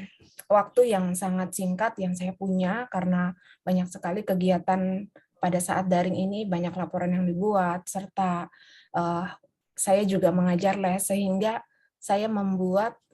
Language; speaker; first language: Indonesian; native; Indonesian